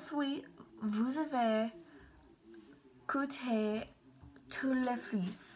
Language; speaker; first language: French; non-native, learner; English